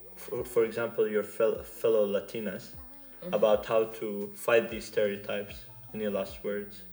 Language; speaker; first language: English; non-native, fluent; Arabic